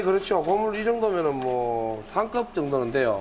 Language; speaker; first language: Korean; native; Korean